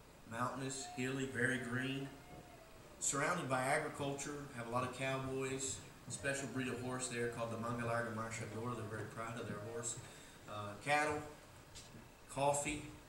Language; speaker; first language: English; native; English